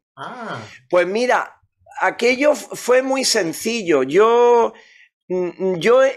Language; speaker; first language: Spanish; native; Spanish